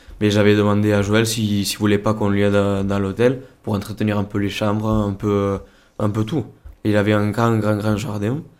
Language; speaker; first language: French; non-native, fluent; Spanish